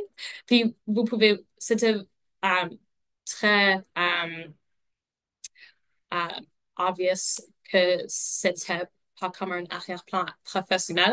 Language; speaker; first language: French; non-native, local second language; English